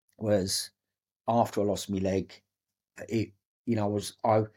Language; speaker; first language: English; native; English